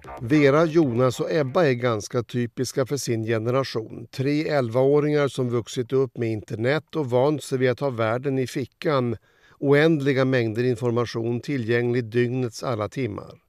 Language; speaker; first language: Swedish; native; Swedish